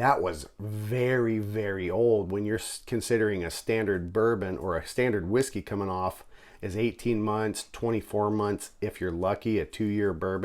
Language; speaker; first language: English; native; English